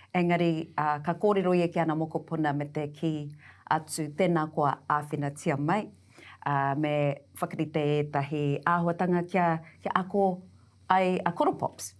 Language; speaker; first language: Māori; non-native, local second language; English